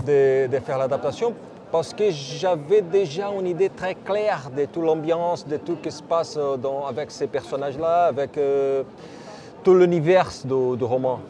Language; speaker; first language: French; non-native, fluent; Portuguese